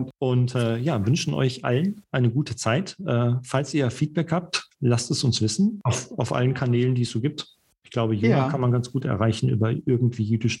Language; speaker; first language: German; native; German